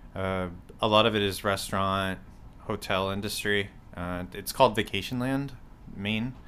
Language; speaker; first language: English; native; English